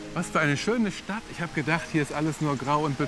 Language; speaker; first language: German; native; German